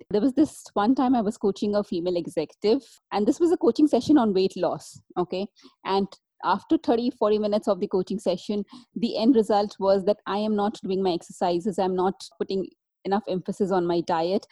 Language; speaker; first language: English; non-native, local second language; Hindi